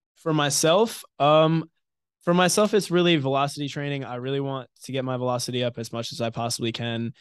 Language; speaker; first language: English; native; English